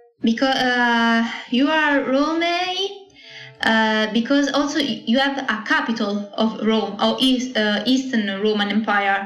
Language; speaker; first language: English; non-native, learner; Italian